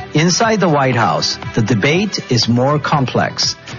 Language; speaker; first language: English; non-native, fluent; Korean